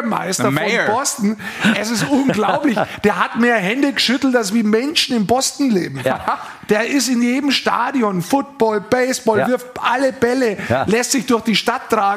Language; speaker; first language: German; native; German